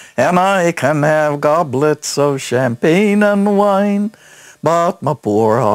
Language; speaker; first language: English; early bilingual, other home language; Finnish